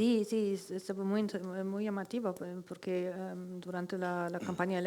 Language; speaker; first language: Spanish; non-native, fluent; German